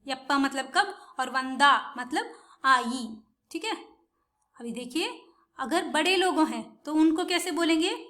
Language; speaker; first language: Hindi; non-native, local second language; Tamil